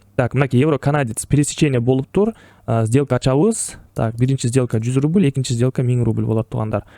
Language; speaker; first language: Russian; non-native, local second language; Kyrgyz